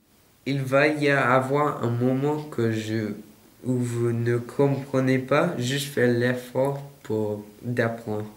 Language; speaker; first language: French; non-native, learner; English